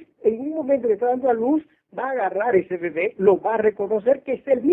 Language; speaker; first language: Spanish; native; Spanish